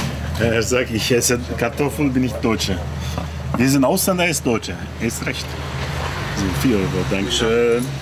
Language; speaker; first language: German; non-native, learner; Turkish